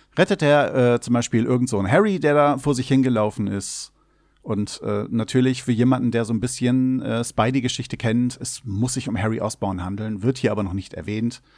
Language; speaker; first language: German; native; German